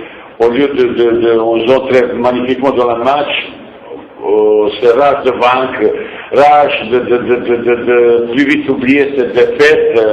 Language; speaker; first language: French; non-native, fluent; Bosnian